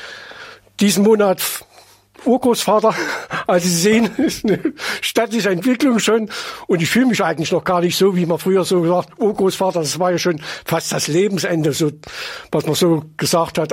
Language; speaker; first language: German; native; German